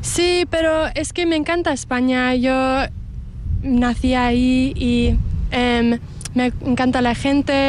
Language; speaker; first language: Spanish; early bilingual, heritage; English